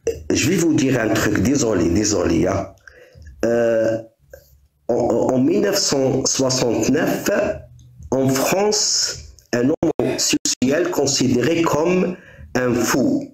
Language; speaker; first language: French; non-native, local second language; Arabic